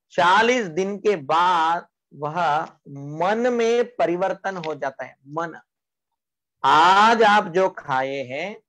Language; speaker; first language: Hindi; non-native, local second language; Marathi